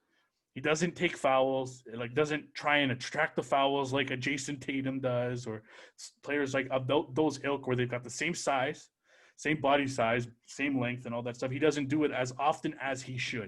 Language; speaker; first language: English; native; English